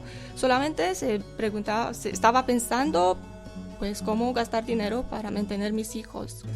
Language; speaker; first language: Spanish; non-native, fluent; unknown